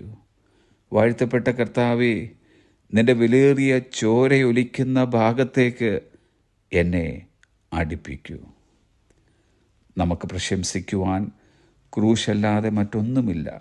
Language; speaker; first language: Malayalam; native; Malayalam